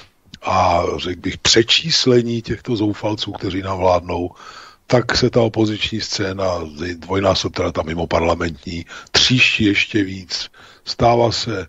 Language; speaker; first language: Czech; native; Czech